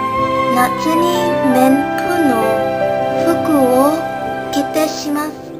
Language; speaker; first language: Japanese; non-native, learner; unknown